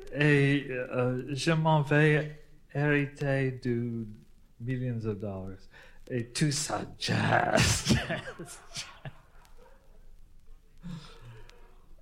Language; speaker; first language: French; non-native, learner; English